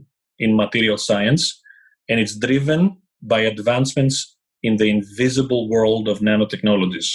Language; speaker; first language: English; non-native, fluent; Greek